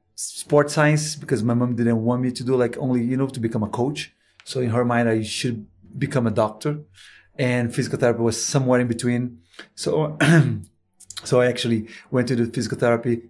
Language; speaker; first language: English; non-native, fluent; Portuguese